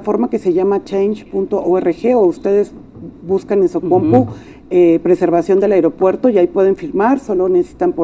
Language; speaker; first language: Spanish; native; Spanish